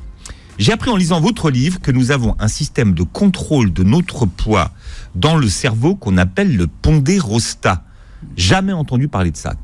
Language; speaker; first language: French; native; French